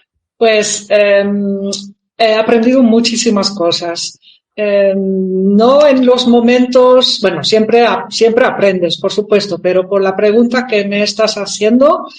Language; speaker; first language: Spanish; non-native, fluent; Dutch